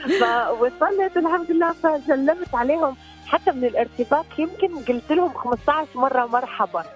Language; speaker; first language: Arabic; native; Arabic